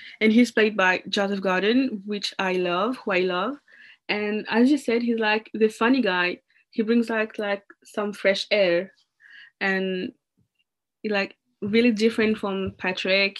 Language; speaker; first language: English; non-native, fluent; French